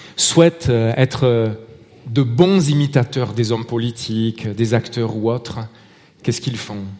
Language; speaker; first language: French; native; French